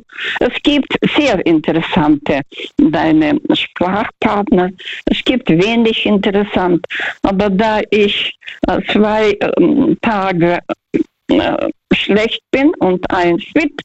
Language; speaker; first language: German; non-native, fluent; Russian